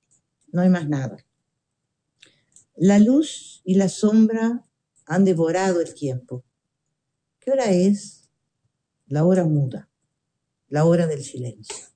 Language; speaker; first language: Spanish; native; Spanish